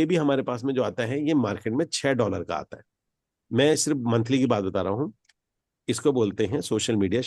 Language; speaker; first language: Hindi; native; Hindi